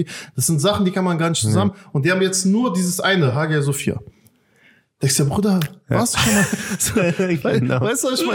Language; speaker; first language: German; native; German